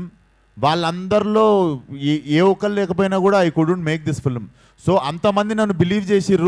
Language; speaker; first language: Telugu; native; Telugu